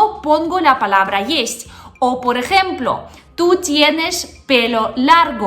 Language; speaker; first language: Spanish; non-native, fluent; Russian